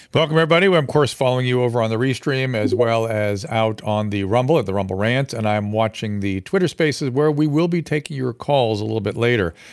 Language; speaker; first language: English; native; English